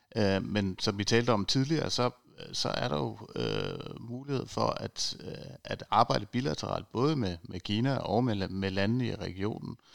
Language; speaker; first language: Danish; native; Danish